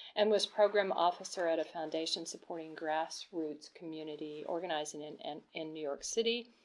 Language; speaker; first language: English; non-native, fluent; Portuguese